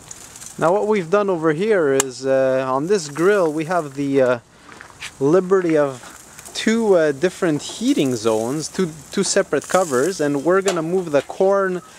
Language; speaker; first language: English; native; English